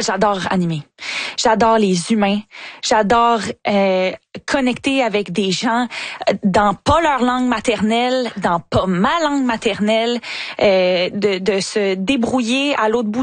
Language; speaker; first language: French; native; French